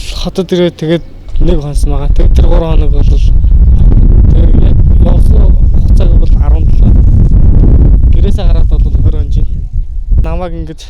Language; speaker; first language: Mongolian; non-native, local second language; Kazakh